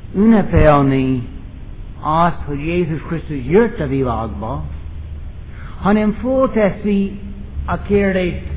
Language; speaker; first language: Hungarian; non-native, fluent; English